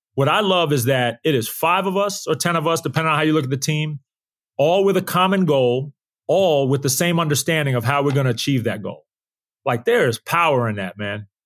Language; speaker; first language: English; native; English